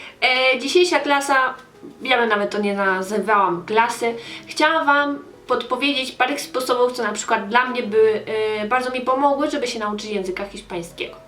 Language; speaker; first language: Polish; early bilingual, heritage; Polish